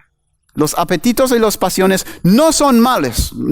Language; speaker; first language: Spanish; non-native, learner; English